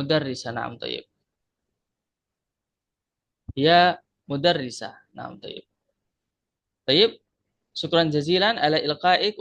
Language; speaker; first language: Arabic; non-native, fluent; Indonesian